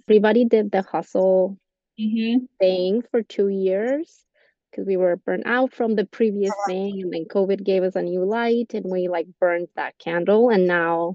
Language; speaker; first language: English; non-native, fluent; Spanish